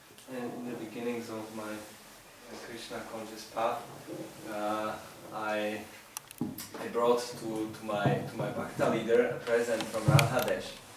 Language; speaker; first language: English; non-native, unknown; Slovak